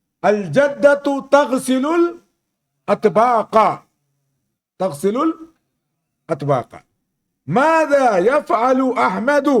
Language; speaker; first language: Arabic; non-native, fluent; Urdu